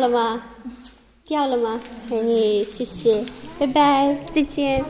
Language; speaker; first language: Chinese; non-native, learner; Khowar